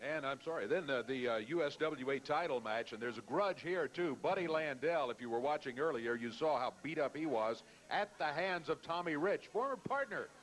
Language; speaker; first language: English; native; English